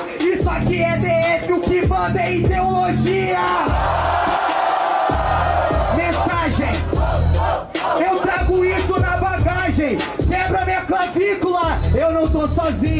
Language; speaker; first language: Portuguese; native; Portuguese